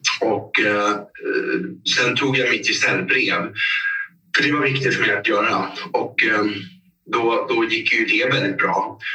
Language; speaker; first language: Swedish; native; Swedish